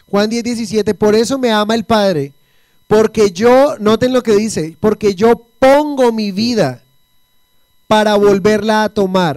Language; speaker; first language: Spanish; native; Spanish